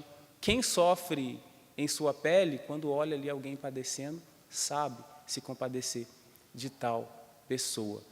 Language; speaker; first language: Portuguese; native; Portuguese